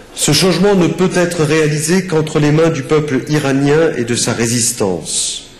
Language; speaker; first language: French; native; French